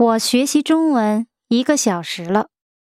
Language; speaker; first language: Chinese; non-native, learner; English